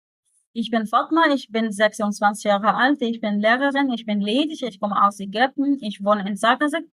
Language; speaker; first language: German; non-native, fluent; Arabic